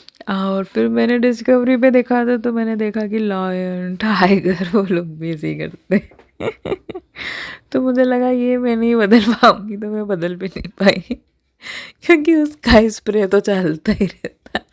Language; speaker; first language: Hindi; native; Hindi